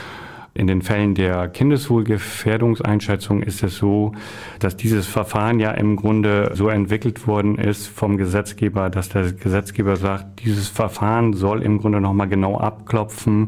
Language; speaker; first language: German; native; German